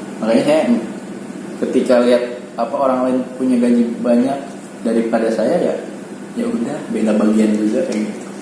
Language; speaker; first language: Indonesian; native; Indonesian